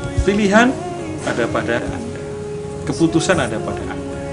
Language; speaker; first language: Indonesian; native; Indonesian